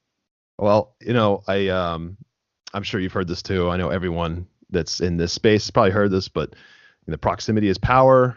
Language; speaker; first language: English; native; English